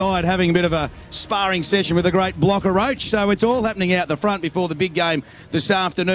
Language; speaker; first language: English; native; English